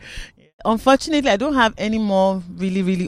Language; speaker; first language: English; non-native, local second language; Yoruba